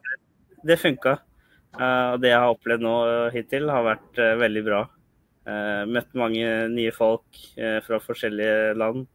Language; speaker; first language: Norwegian; early bilingual, other home language; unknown